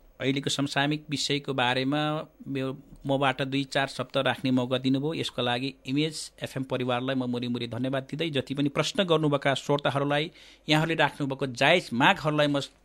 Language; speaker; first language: Nepali; non-native, local second language; Eastern Tamang